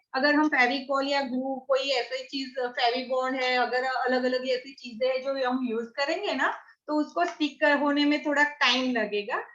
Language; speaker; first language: Hindi; non-native, local second language; Gujarati